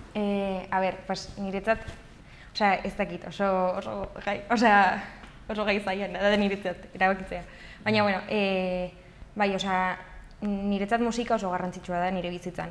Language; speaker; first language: Basque; non-native, local second language; Spanish